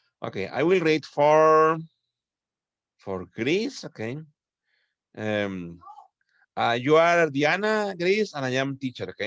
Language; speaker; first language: English; non-native, fluent; Spanish